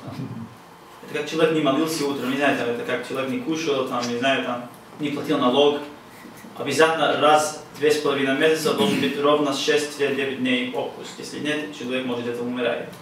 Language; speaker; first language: Russian; non-native, learner; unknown